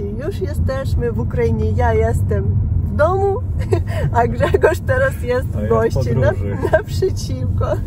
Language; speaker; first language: Polish; non-native, learner; Ukrainian